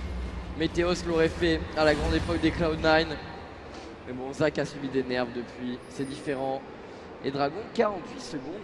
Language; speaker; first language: French; native; French